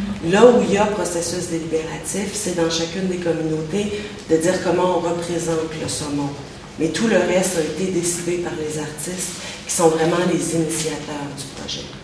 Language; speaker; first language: French; native; French